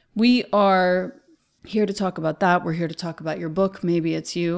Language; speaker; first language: English; native; English